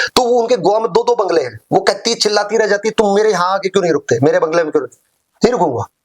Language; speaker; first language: Hindi; native; Hindi